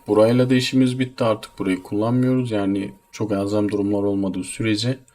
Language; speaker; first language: Turkish; native; Turkish